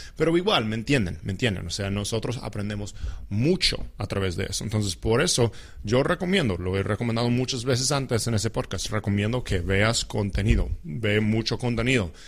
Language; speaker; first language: Spanish; non-native, fluent; English